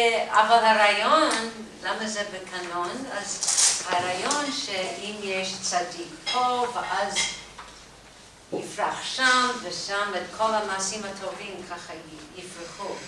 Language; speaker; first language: Hebrew; non-native, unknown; English